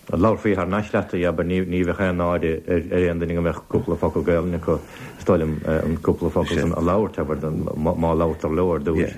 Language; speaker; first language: Irish; native; Irish